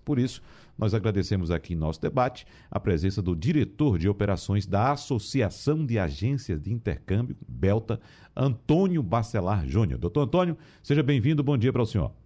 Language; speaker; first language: Portuguese; native; Portuguese